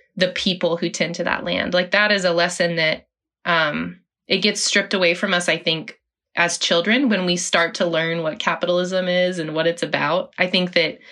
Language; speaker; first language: English; native; English